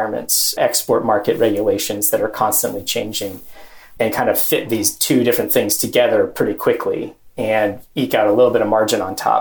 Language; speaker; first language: English; native; English